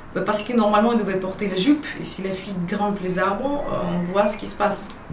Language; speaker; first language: French; non-native, fluent; Russian